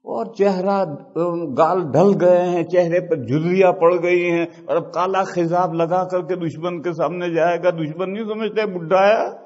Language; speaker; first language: Urdu; non-native, local second language; Gujarati